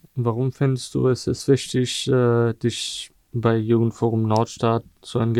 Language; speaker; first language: German; non-native, fluent; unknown